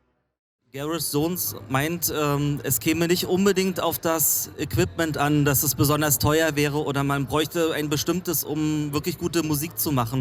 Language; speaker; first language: German; native; German